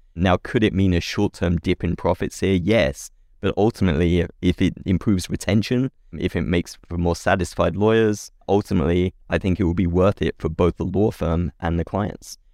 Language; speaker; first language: English; native; English